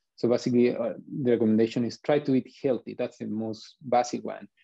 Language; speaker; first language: English; non-native, fluent; Spanish